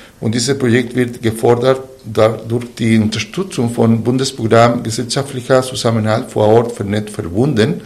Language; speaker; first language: German; non-native, fluent; Spanish